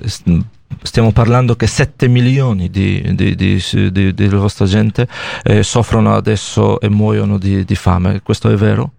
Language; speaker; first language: Italian; non-native, fluent; Polish